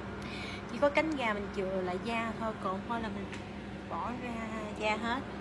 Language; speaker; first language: Vietnamese; early bilingual, heritage; Vietnamese